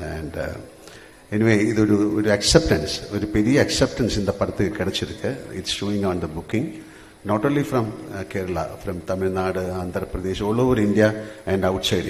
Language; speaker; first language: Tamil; non-native, learner; Malayalam